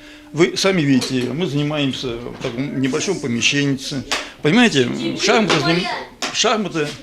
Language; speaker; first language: Russian; native; Russian